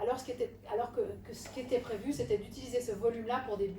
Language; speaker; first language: French; native; French